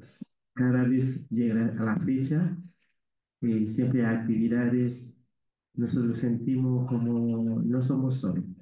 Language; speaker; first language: Spanish; non-native, learner; Haitian Creole